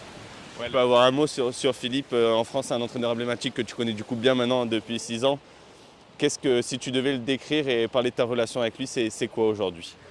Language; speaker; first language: French; native; French